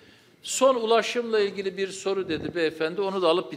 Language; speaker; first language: Turkish; native; Turkish